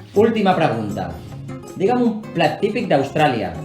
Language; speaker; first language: Catalan; native; Catalan